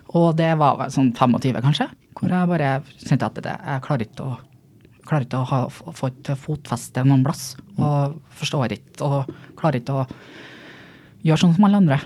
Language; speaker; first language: Norwegian; native; Norwegian